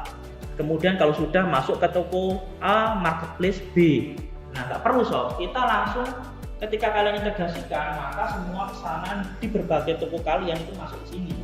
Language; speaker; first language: Indonesian; native; Indonesian